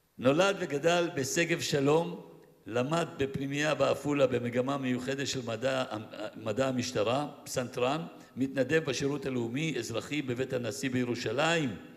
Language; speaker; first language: Hebrew; native; Hebrew